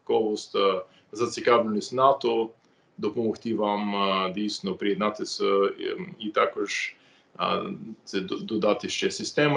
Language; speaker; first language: Ukrainian; non-native, fluent; English